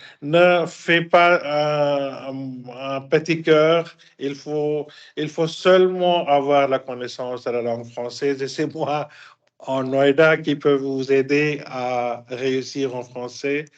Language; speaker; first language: French; non-native, fluent; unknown